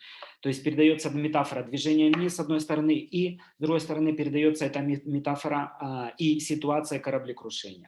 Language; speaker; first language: Russian; native; Russian